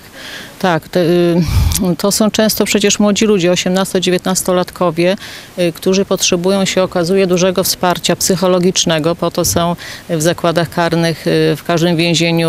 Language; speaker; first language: Polish; native; Polish